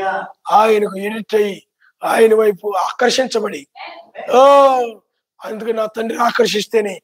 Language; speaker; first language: Telugu; native; Telugu